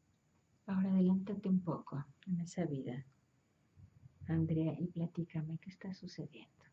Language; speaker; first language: Spanish; native; Spanish